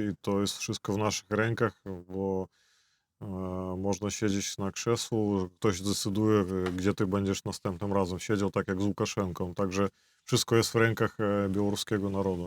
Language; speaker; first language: Polish; non-native, fluent; Belarusian